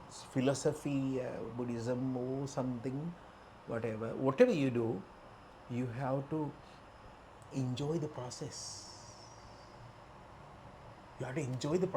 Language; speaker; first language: English; non-native, local second language; Sinhala